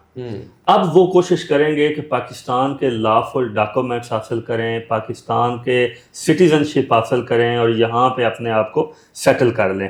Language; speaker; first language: Urdu; native; Urdu